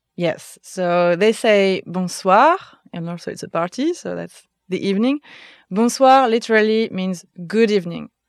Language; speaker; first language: English; non-native, fluent; French